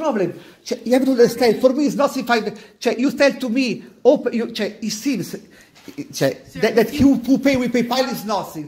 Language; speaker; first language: English; non-native, learner; Italian